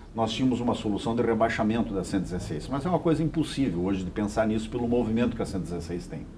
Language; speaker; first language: Portuguese; native; Portuguese